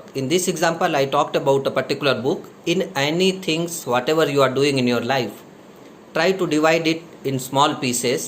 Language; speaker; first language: English; non-native, local second language; Hindi